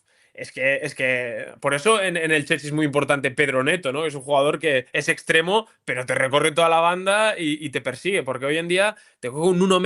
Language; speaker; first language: Spanish; native; Spanish